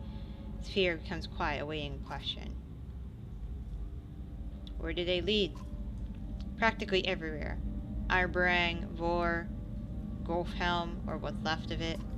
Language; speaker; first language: English; native; English